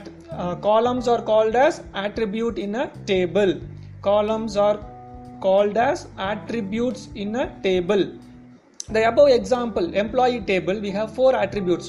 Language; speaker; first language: English; non-native, local second language; Tamil